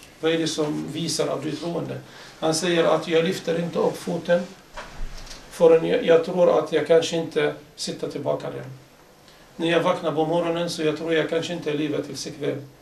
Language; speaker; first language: Swedish; non-native, fluent; Arabic